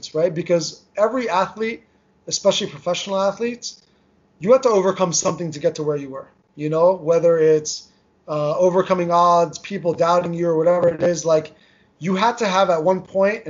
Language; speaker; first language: English; early bilingual, other home language; Armenian